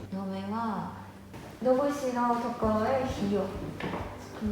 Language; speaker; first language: Japanese; non-native, learner; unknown